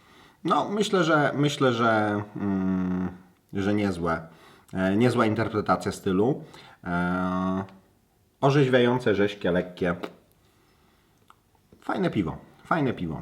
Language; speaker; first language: Polish; native; Polish